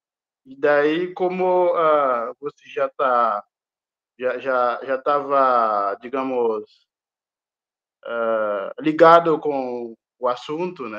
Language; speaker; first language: Portuguese; non-native, fluent; Haitian Creole